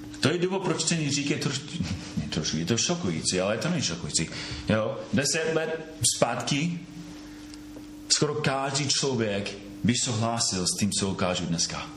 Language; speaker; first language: Czech; non-native, fluent; English